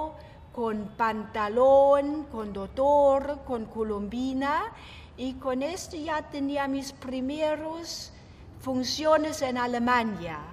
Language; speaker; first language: Spanish; non-native, fluent; German